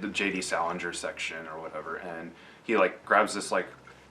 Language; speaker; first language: English; native; English